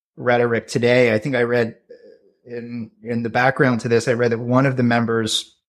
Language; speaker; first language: English; native; English